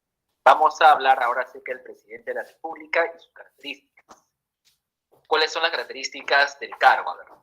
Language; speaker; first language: Spanish; native; Spanish